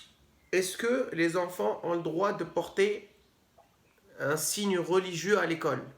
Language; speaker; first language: French; native; French